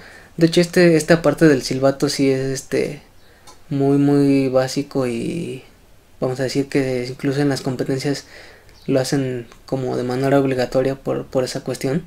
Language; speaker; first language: Spanish; native; Spanish